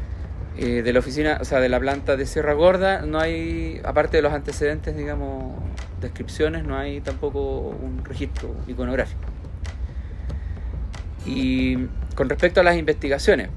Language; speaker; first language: Spanish; native; Spanish